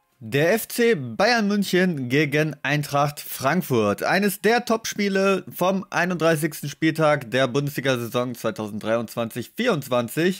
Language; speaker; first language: German; native; German